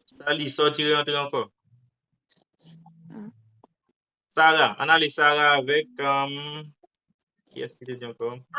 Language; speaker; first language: French; non-native, local second language; Haitian Creole